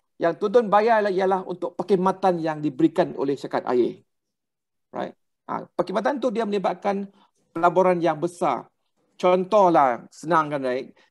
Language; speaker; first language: Malay; non-native, local second language; Thai